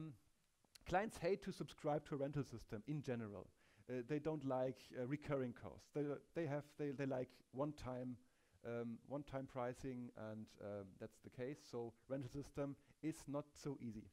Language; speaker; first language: English; non-native, fluent; German